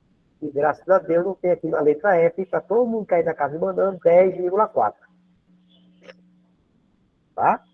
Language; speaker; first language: Portuguese; native; Portuguese